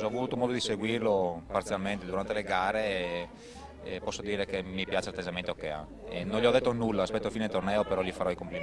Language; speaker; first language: Italian; native; Italian